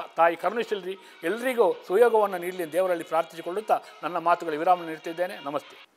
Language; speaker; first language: Kannada; native; Kannada